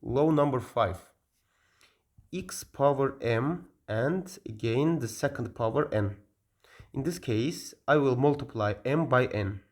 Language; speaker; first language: English; non-native, learner; Azerbaijani